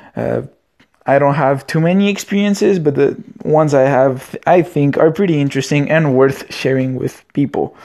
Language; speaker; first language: English; non-native, fluent; Romanian